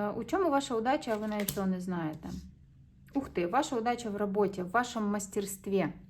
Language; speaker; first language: Ukrainian; non-native, local second language; Russian